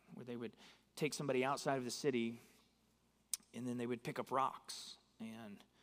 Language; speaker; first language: English; native; English